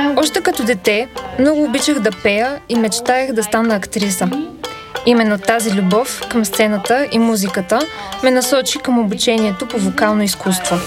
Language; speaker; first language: Bulgarian; non-native, fluent; Chinese